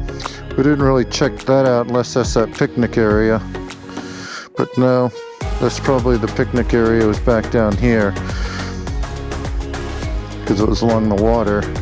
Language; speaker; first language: English; native; English